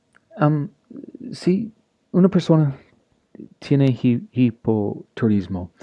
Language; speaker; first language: Spanish; non-native, learner; English